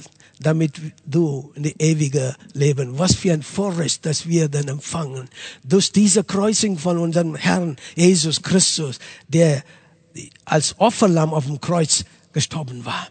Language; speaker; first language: German; non-native, fluent; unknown